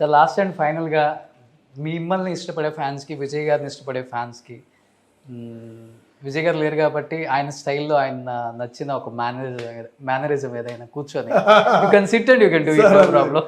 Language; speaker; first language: Telugu; native; Telugu